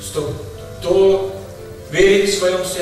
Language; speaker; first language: Russian; non-native, learner; Estonian